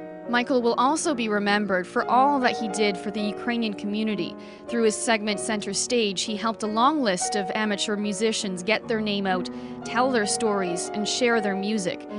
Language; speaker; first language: English; early bilingual, other home language; Ukrainian